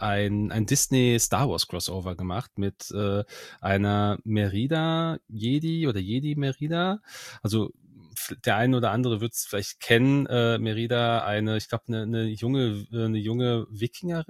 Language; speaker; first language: German; native; German